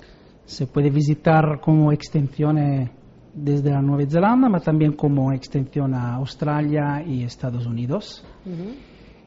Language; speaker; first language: Spanish; non-native, learner; Italian